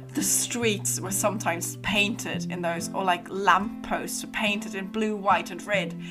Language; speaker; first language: English; non-native, fluent; German